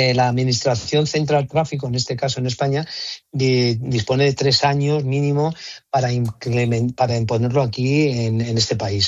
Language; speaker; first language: Spanish; native; Spanish